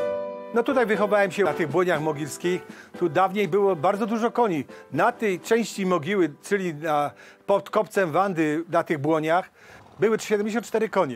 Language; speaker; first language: Polish; native; Polish